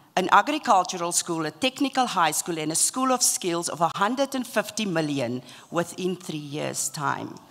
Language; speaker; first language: English; non-native, local second language; Afrikaans